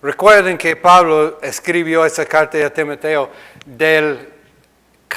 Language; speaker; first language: Spanish; non-native, fluent; English